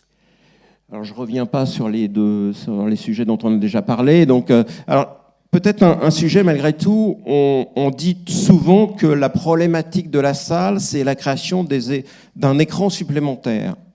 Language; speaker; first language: French; native; French